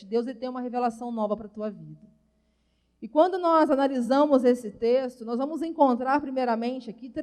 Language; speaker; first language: Portuguese; native; Portuguese